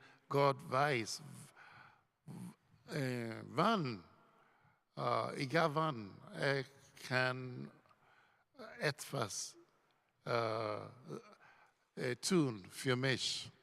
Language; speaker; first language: German; non-native, learner; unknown